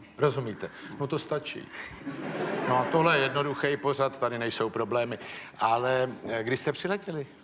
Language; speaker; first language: Czech; native; Czech